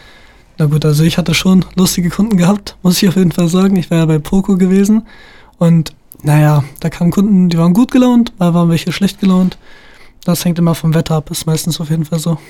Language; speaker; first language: German; native; German